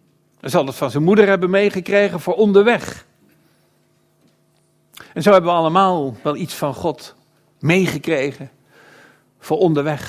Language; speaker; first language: Dutch; native; Dutch